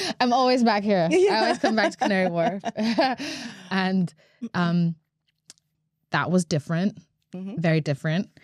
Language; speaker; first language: English; non-native, fluent; Latvian